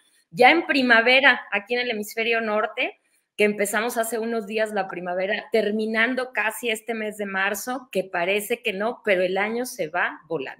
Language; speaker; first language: Spanish; native; Spanish